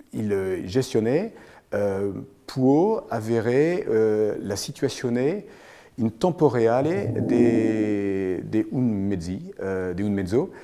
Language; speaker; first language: Italian; non-native, fluent; French